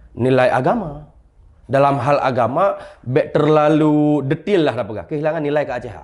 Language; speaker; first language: Indonesian; non-native, local second language; Achinese